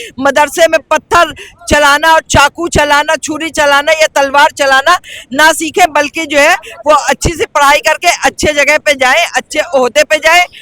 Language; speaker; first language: Hindi; native; Hindi